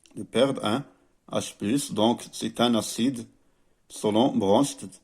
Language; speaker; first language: French; non-native, local second language; Arabic